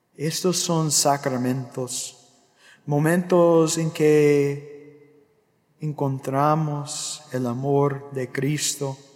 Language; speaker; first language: Spanish; non-native, fluent; English